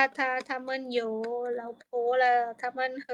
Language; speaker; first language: Chinese; non-native, learner; Lao